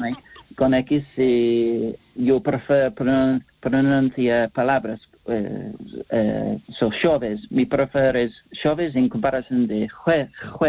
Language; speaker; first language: Spanish; non-native, learner; English